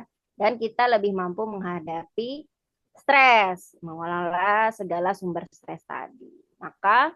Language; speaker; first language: Indonesian; native; Indonesian